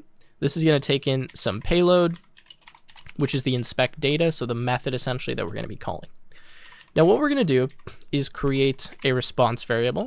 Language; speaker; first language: English; native; English